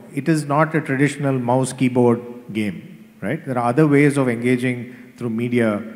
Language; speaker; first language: English; non-native, local second language; Tamil